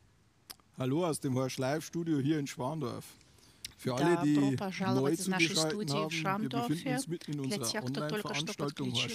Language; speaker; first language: German; native; German